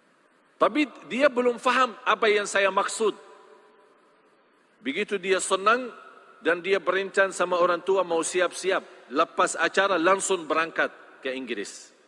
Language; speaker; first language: Indonesian; non-native, fluent; Arabic